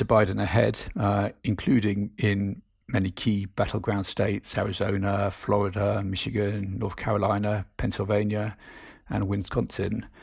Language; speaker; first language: English; native; English